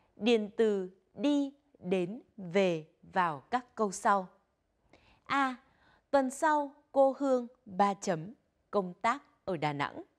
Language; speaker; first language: Vietnamese; native; Vietnamese